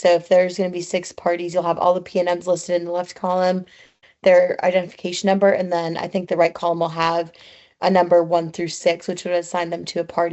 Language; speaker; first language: English; native; English